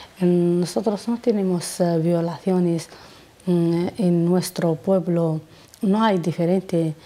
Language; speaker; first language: Spanish; non-native, learner; Arabic